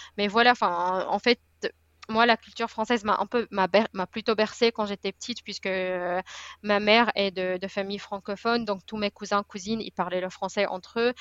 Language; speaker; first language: French; non-native, fluent; Arabic